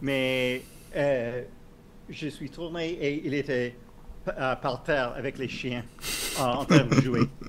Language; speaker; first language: French; non-native, learner; English